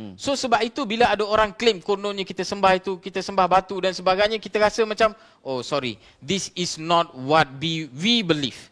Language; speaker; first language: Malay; non-native, local second language; Tamil